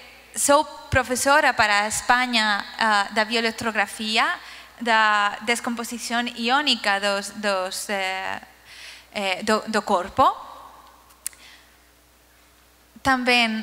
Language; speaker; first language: Portuguese; non-native, learner; Spanish